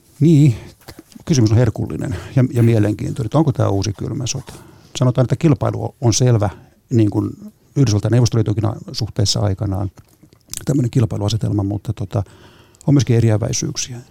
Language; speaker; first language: Finnish; native; Finnish